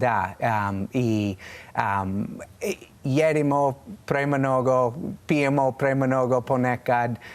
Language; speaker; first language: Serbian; non-native, learner; English